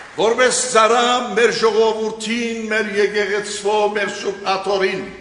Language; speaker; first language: Armenian; native; Armenian